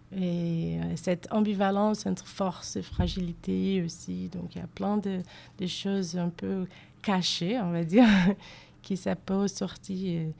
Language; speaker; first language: French; non-native, fluent; Portuguese